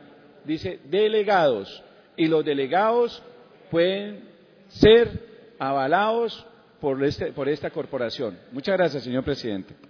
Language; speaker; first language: Spanish; native; Spanish